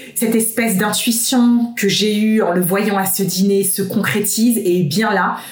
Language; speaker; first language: French; native; French